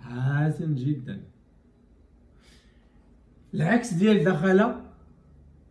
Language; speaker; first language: Arabic; native; Arabic